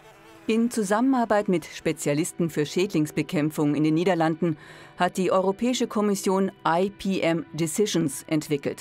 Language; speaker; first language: German; native; German